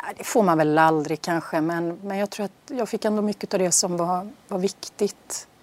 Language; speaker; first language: Swedish; native; Swedish